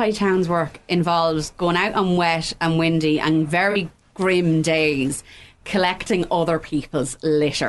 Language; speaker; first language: English; native; English